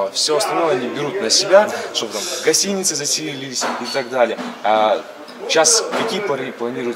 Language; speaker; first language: Russian; native; Russian